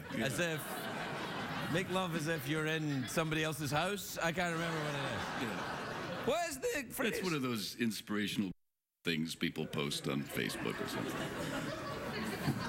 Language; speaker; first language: English; native; English